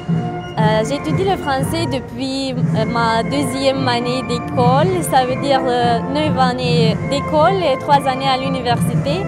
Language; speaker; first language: French; non-native, fluent; Romanian